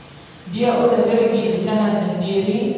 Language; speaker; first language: Indonesian; non-native, learner; Arabic